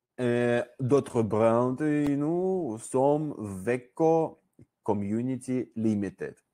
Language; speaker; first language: French; non-native, learner; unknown